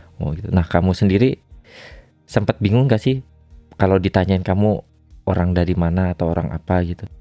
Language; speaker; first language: Indonesian; native; Indonesian